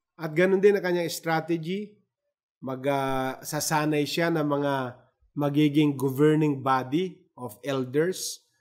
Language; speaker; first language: Filipino; native; Filipino